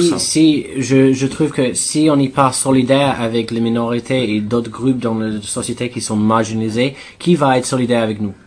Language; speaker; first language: French; non-native, learner; English